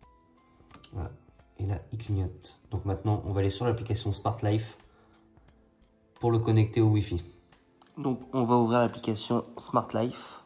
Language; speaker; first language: French; native; French